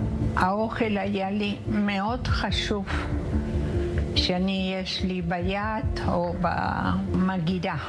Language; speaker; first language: Hebrew; non-native, learner; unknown